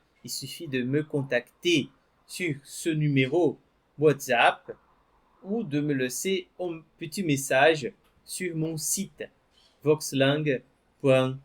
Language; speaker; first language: French; non-native, fluent; Portuguese